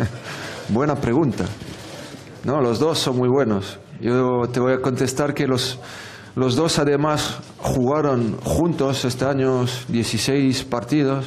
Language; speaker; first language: Spanish; non-native, fluent; French